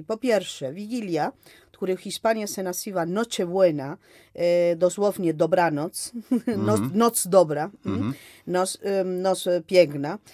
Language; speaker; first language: Polish; non-native, fluent; Spanish